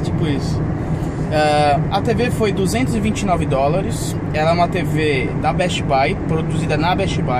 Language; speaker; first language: Portuguese; native; Portuguese